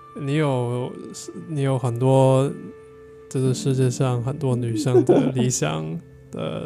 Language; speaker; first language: Chinese; non-native, learner; English